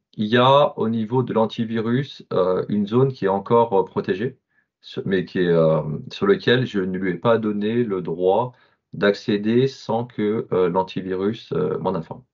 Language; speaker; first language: French; native; French